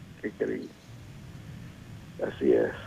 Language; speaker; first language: Spanish; native; Spanish